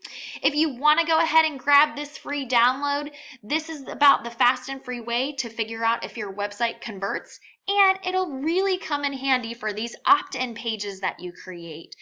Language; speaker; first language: English; native; English